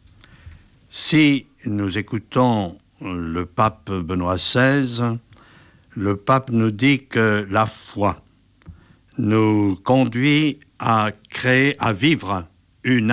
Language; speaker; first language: French; native; French